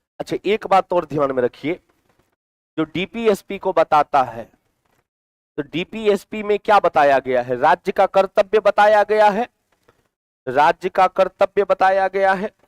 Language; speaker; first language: Hindi; native; Hindi